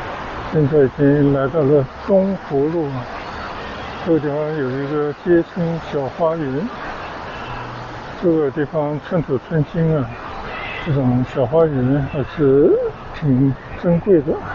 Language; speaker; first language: Chinese; native; Chinese